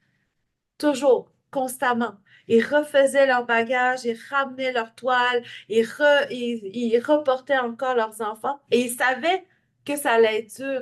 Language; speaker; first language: French; native; French